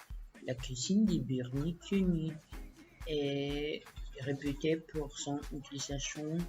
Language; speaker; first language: French; non-native, learner; Spanish